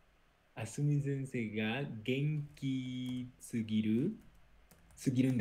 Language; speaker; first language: Japanese; non-native, learner; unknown